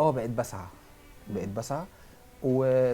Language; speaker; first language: Arabic; native; Arabic